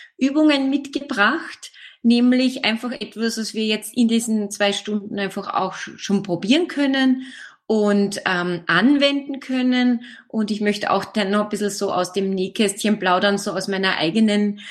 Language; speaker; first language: German; native; German